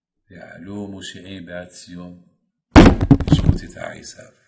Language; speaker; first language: Hebrew; non-native, fluent; French